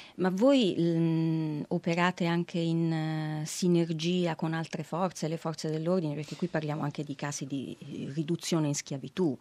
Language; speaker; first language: Italian; native; Italian